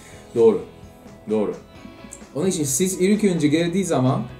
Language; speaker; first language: Turkish; non-native, fluent; Japanese